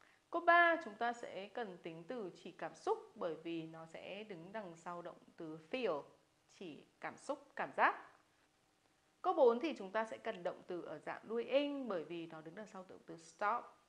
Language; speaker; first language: Vietnamese; native; Vietnamese